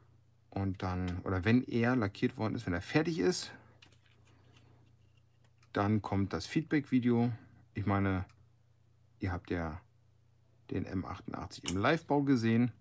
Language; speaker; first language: German; native; German